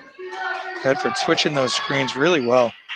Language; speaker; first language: English; native; English